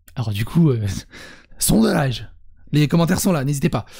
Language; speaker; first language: French; early bilingual, other home language; Serbian